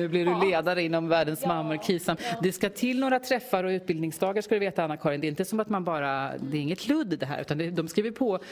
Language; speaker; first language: Swedish; native; Swedish